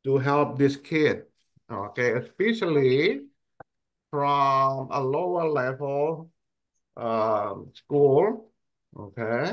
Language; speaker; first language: English; non-native, local second language; Indonesian